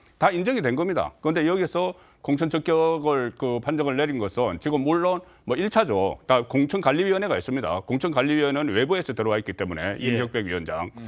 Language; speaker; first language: Korean; native; Korean